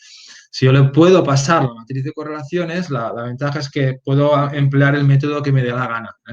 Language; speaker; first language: Spanish; native; Spanish